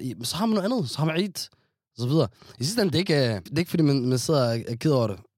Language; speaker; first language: Danish; non-native, fluent; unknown